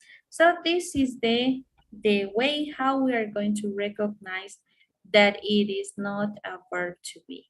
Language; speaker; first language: English; non-native, fluent; Spanish